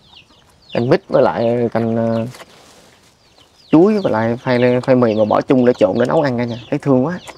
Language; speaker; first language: Vietnamese; native; Vietnamese